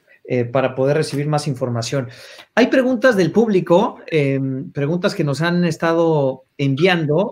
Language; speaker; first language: Spanish; native; Spanish